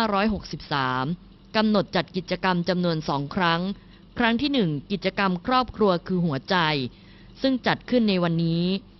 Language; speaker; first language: Thai; native; Thai